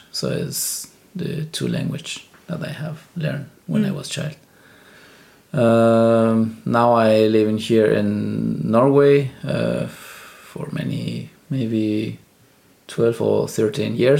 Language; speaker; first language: English; non-native, learner; Spanish